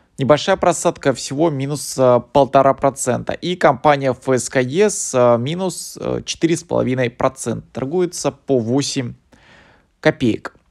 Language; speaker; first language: Russian; native; Russian